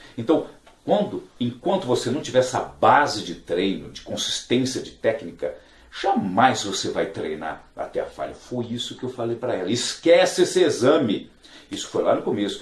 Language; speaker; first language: Portuguese; native; Portuguese